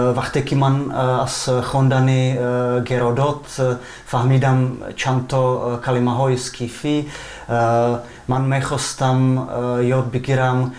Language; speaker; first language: Persian; non-native, fluent; Czech